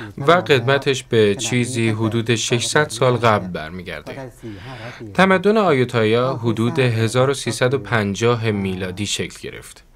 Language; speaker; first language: Persian; non-native, fluent; Thai